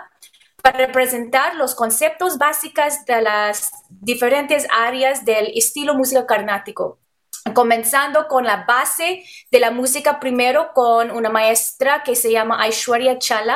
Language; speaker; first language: Spanish; non-native, learner; English